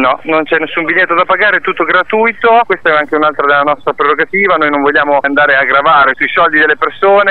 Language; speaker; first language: Italian; native; Italian